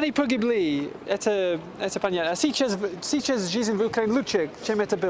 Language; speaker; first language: Russian; non-native, learner; English